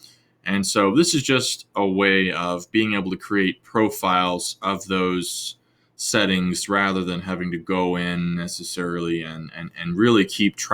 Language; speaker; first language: English; native; English